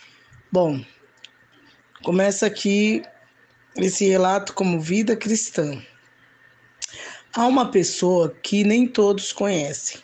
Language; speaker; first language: Portuguese; native; Portuguese